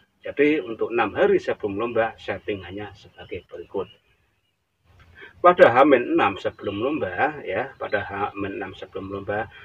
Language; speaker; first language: Indonesian; native; Indonesian